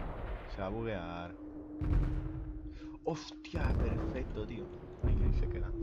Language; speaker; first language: Spanish; native; Spanish